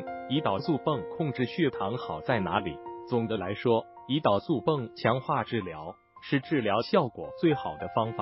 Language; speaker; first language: Chinese; native; Chinese